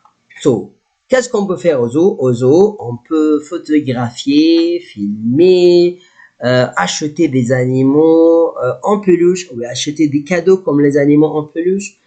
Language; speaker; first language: French; non-native, fluent; Arabic